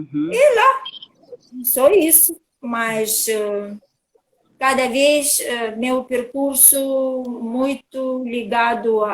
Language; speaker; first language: Portuguese; non-native, learner; Russian